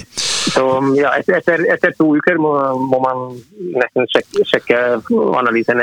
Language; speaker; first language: Norwegian; non-native, fluent; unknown